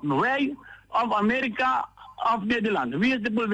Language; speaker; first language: Dutch; non-native, local second language; Papiamento